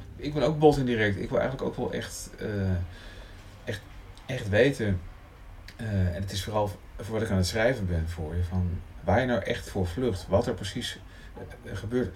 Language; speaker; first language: Dutch; native; Dutch